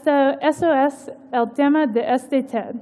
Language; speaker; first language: Spanish; non-native, learner; English